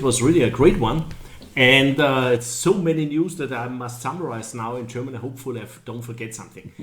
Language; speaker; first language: English; non-native, learner; German